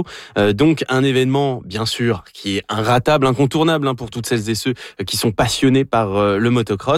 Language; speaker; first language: French; native; French